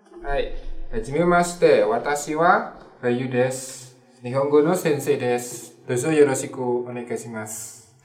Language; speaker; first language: Japanese; non-native, fluent; Indonesian